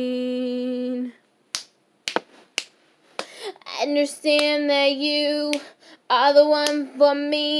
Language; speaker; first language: English; native; English